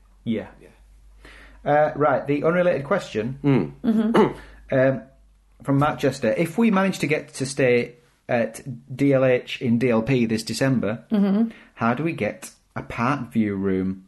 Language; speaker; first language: English; native; English